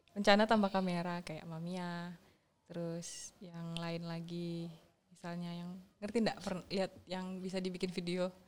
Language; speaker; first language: Indonesian; native; Indonesian